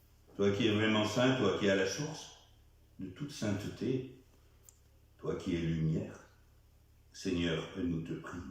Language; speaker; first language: French; native; French